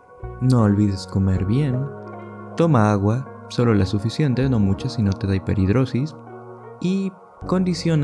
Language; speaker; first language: Spanish; native; Spanish